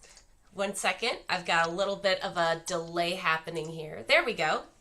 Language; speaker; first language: English; native; English